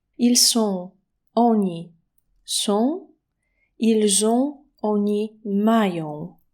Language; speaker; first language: Polish; native; Polish